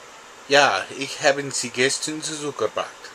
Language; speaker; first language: German; non-native, learner; English